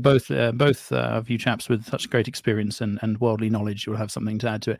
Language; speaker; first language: English; native; English